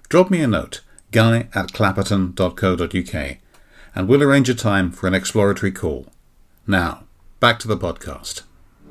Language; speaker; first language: English; native; English